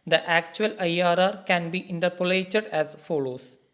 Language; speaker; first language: English; non-native, local second language; Malayalam